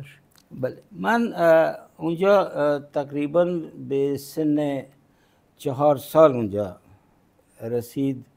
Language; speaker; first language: Persian; non-native, fluent; Punjabi